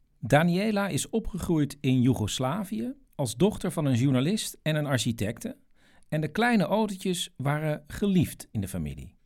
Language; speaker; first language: Dutch; native; Dutch